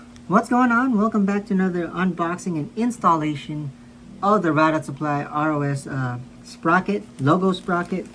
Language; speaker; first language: English; native; English